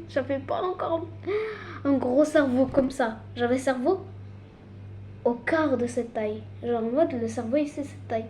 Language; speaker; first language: French; early bilingual, other home language; Arabic